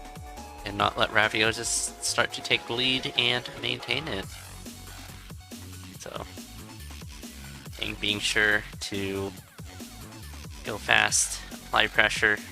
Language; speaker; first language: English; native; English